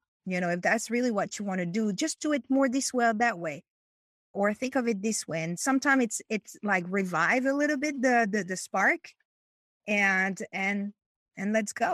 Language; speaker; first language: English; non-native, fluent; French